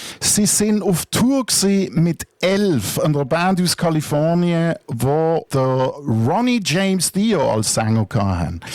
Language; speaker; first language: German; native; German